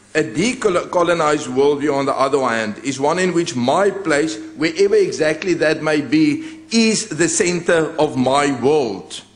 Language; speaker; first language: English; non-native, local second language; Afrikaans